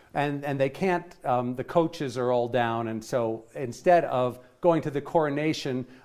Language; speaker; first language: English; native; English